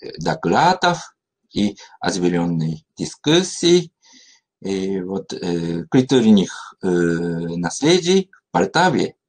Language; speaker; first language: Russian; non-native, learner; Japanese